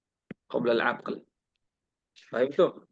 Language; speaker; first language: Arabic; non-native, fluent; Indonesian